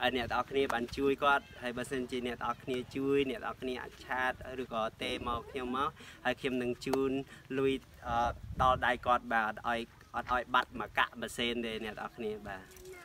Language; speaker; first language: Khmer; non-native, local second language; Jarai